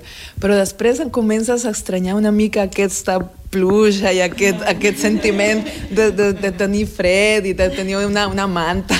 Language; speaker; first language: Catalan; non-native, fluent; Spanish